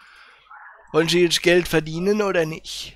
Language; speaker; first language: German; native; German